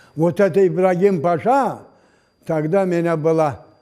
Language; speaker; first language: Russian; non-native, local second language; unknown